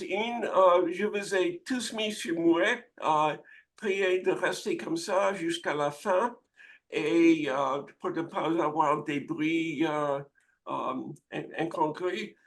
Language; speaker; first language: French; non-native, fluent; English